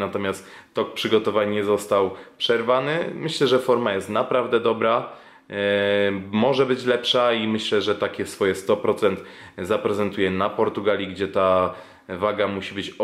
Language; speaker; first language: Polish; native; Polish